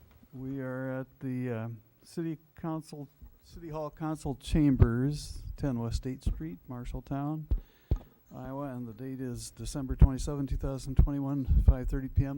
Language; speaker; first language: English; native; English